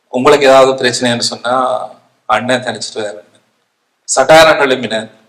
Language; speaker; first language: Tamil; native; Tamil